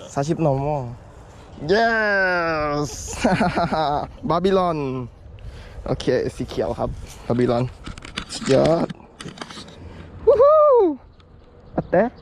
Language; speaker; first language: Korean; non-native, learner; Thai